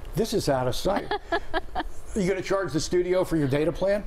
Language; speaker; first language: English; native; English